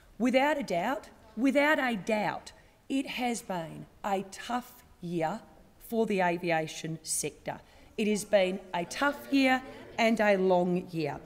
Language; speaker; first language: English; native; English